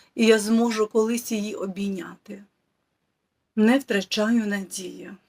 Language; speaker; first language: Ukrainian; non-native, local second language; Russian